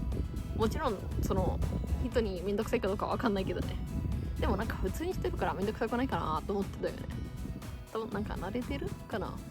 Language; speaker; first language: Japanese; non-native, fluent; Italian